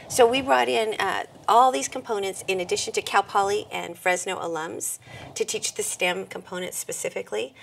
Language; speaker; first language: English; native; English